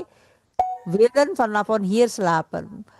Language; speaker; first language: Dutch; non-native, fluent; Indonesian